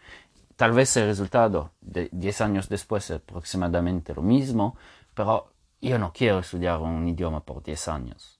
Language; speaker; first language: Spanish; non-native, fluent; Italian